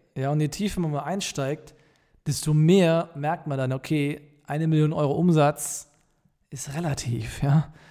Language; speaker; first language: German; native; German